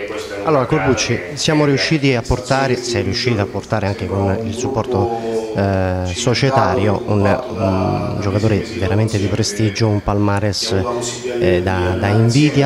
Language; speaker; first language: Italian; native; Italian